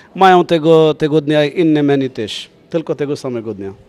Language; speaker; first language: Polish; non-native, fluent; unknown